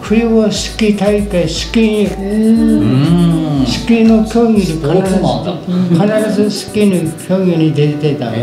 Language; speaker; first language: Japanese; native; Japanese